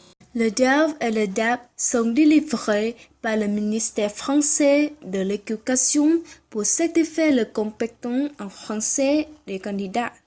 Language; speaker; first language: French; non-native, learner; Vietnamese